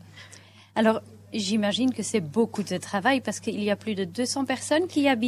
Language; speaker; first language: French; non-native, local second language; Dutch